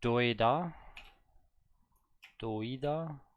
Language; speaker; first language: Korean; non-native, learner; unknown